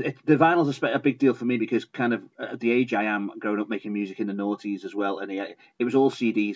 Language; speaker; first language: English; native; English